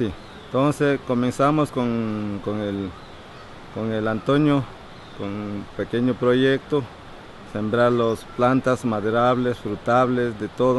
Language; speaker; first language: Spanish; non-native, local second language; Quechua